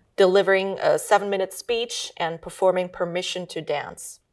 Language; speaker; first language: English; early bilingual, heritage; German